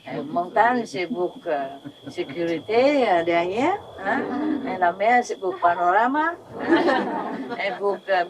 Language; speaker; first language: French; non-native, learner; Vietnamese